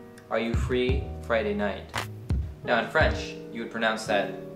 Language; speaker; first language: English; native; English